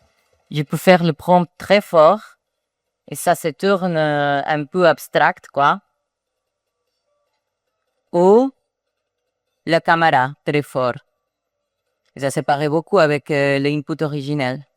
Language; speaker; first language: French; non-native, learner; Spanish